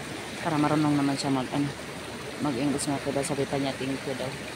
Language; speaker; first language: Filipino; non-native, local second language; Cebuano